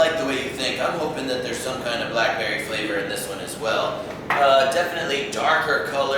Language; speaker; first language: English; native; English